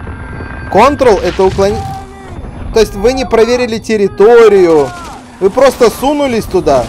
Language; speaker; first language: Russian; native; Russian